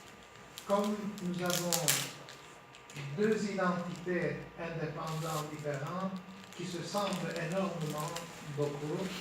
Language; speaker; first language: French; non-native, fluent; Turkish